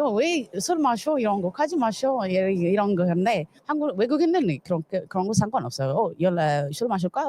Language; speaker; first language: Korean; non-native, fluent; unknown